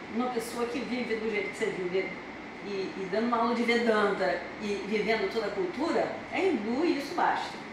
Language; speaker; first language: Portuguese; native; Portuguese